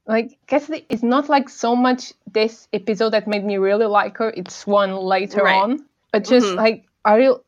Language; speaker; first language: English; non-native, fluent; Portuguese